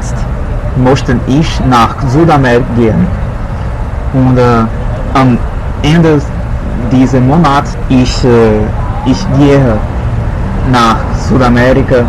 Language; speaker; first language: German; non-native, learner; Portuguese